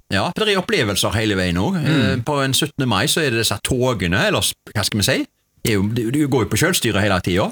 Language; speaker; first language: Norwegian; native; Norwegian